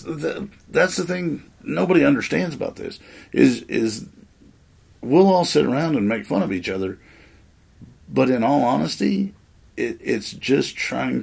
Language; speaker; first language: English; native; English